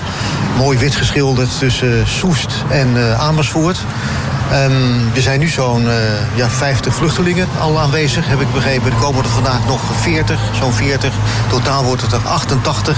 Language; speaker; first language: Dutch; native; Dutch